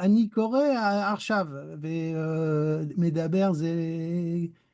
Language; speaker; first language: Hebrew; non-native, learner; French